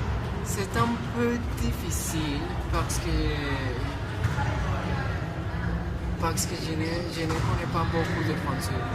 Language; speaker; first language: French; non-native, learner; Spanish